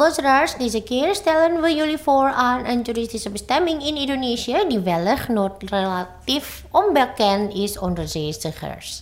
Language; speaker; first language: Dutch; non-native, fluent; Indonesian